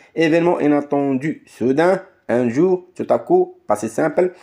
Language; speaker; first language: French; non-native, local second language; Arabic